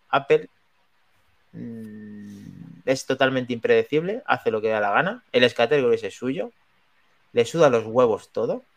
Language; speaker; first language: Spanish; native; Spanish